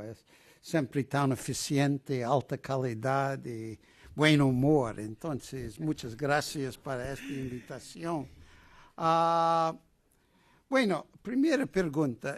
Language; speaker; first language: Spanish; non-native, fluent; English